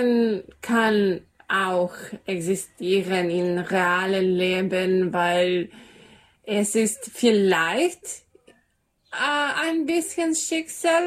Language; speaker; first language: German; non-native, learner; Serbian